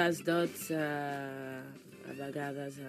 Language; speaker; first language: Catalan; non-native, learner; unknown